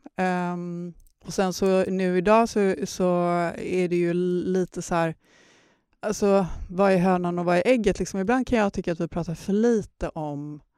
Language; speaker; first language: Swedish; native; Swedish